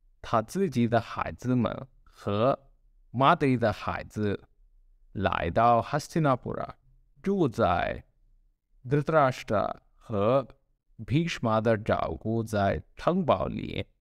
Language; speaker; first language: Chinese; non-native, learner; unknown